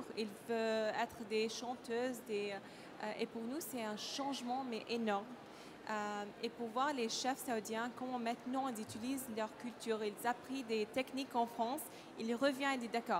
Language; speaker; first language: French; non-native, learner; Arabic